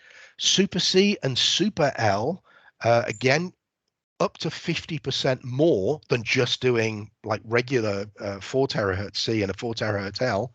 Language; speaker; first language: English; native; English